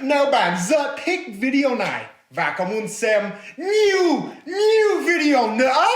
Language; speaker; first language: Vietnamese; non-native, learner; English